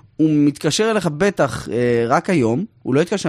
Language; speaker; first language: Hebrew; native; Hebrew